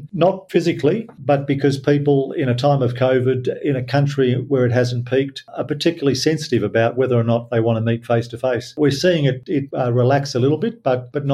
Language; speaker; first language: English; native; English